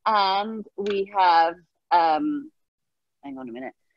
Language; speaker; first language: English; early bilingual, other home language; Persian